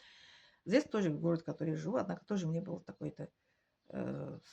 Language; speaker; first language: Russian; non-native, learner; Tajik